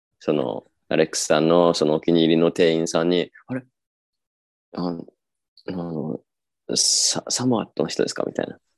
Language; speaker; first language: Japanese; native; Japanese